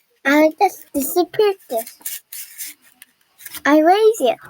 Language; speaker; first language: English; non-native, learner; Korean